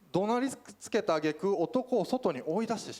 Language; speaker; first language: Japanese; native; Japanese